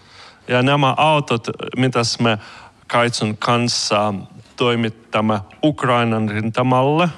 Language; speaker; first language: Finnish; non-native, learner; Ukrainian